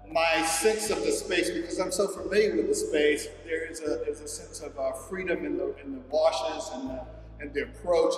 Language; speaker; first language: English; native; English